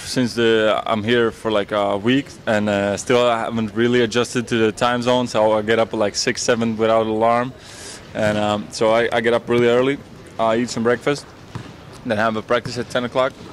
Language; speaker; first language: English; non-native, fluent; Latvian